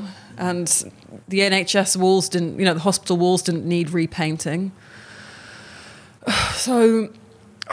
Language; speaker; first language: English; native; English